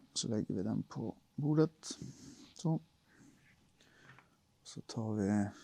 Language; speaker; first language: Swedish; native; Swedish